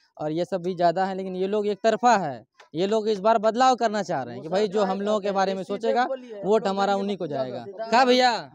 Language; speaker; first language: Hindi; native; Hindi